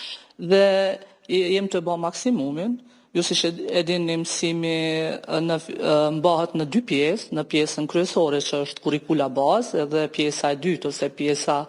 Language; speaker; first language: Albanian; native; Albanian